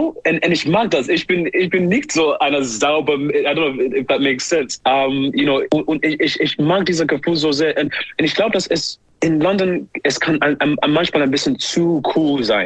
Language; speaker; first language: German; non-native, fluent; English